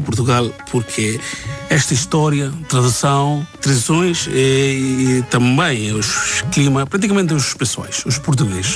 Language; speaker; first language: Portuguese; non-native, learner; Bangla